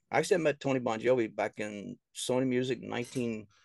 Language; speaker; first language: English; native; English